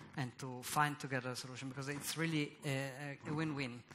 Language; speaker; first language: English; non-native, fluent; Italian